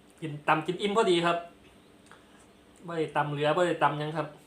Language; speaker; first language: Thai; non-native, local second language; Lao